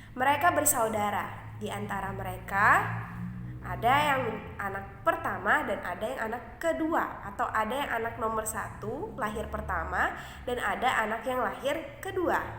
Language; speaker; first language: Indonesian; native; Indonesian